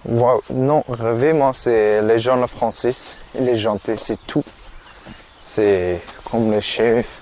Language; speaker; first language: French; non-native, learner; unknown